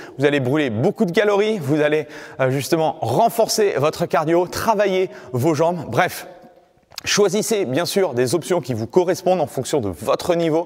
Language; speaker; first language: French; native; French